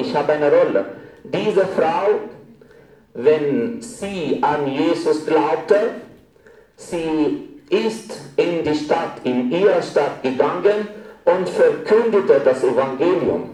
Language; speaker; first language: German; non-native, fluent; Arabic